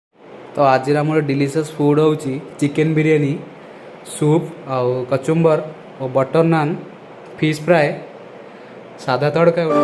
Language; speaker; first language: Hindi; non-native, local second language; Odia